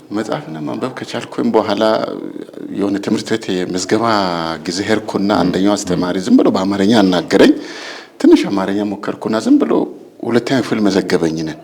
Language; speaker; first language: Amharic; non-native, local second language; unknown